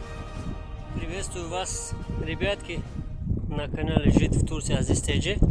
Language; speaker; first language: Russian; non-native, local second language; Tajik